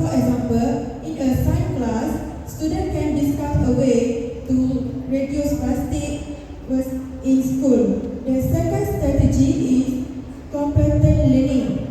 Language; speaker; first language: English; non-native, learner; Malay